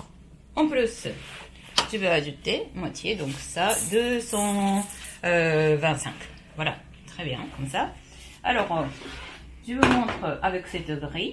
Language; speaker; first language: French; non-native, learner; Japanese